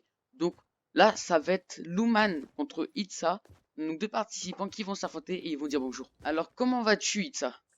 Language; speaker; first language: French; native; French